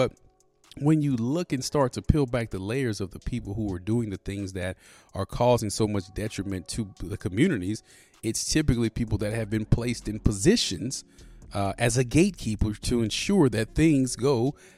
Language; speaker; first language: English; native; English